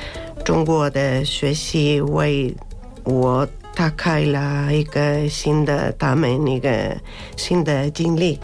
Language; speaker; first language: Chinese; non-native, fluent; Spanish